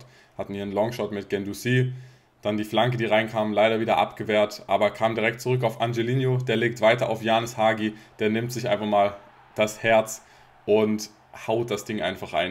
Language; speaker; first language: German; native; German